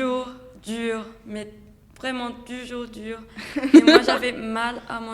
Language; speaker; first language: French; non-native, learner; Spanish